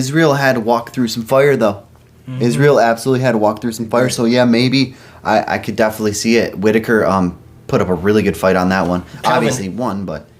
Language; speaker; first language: English; native; English